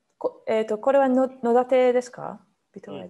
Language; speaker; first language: Japanese; non-native, fluent; English